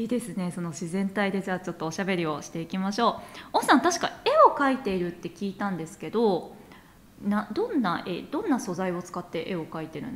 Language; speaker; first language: Japanese; native; Japanese